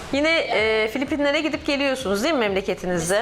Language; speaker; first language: Turkish; native; Turkish